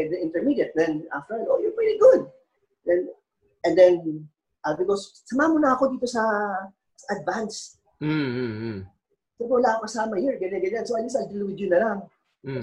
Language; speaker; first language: English; non-native, local second language; Filipino